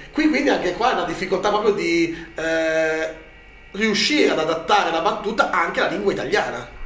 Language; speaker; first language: Italian; native; Italian